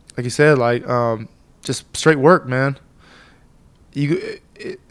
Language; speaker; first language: English; native; English